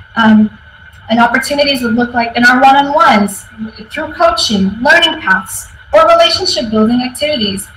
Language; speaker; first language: English; native; English